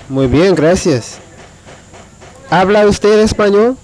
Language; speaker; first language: Spanish; non-native, fluent; English